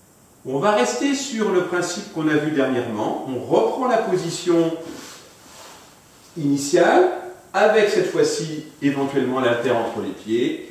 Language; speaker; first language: French; native; French